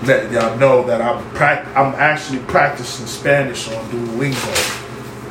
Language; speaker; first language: English; native; English